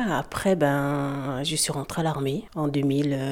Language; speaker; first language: French; native; French